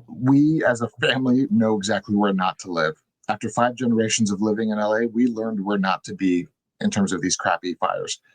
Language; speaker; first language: English; native; English